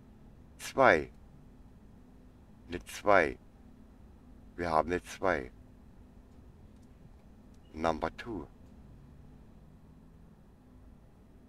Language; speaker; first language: German; native; German